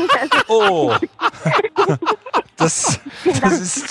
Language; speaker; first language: German; native; German